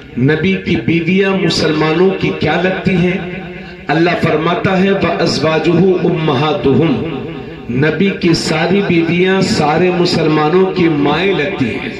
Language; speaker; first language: Urdu; native; Urdu